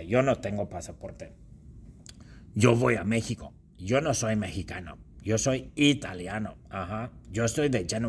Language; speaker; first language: Spanish; non-native, fluent; English